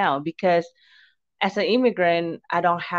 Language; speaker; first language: English; non-native, fluent; Indonesian